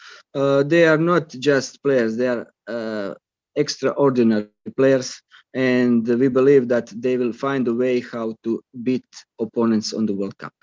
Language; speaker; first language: English; non-native, fluent; Croatian